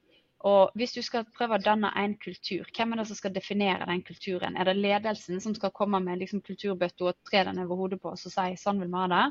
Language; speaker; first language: Norwegian; native; Norwegian